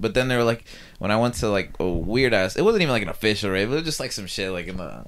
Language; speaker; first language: English; early bilingual, other home language; Spanish